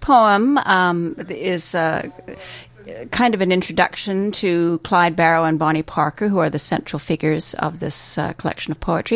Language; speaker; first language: English; native; English